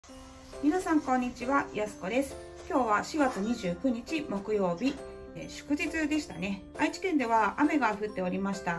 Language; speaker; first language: Japanese; native; Japanese